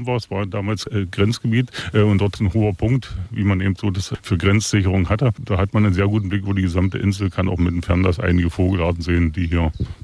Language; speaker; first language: German; native; German